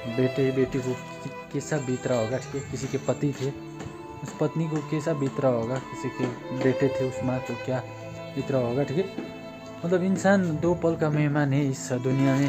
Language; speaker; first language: Hindi; non-native, local second language; Nepali